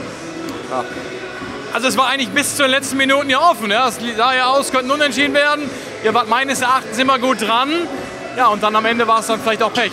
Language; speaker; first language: German; native; German